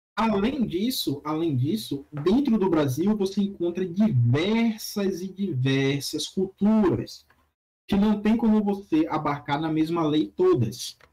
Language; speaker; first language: Portuguese; native; Portuguese